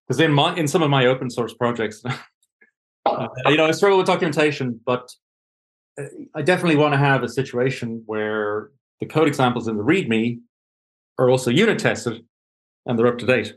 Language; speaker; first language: English; native; English